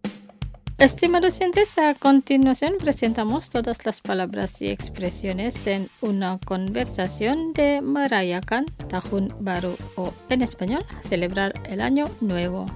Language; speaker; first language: Spanish; non-native, fluent; Indonesian